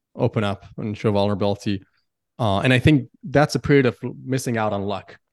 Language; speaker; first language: English; non-native, fluent; Persian